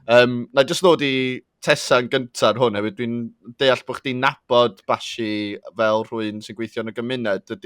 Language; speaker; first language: Welsh; native; Welsh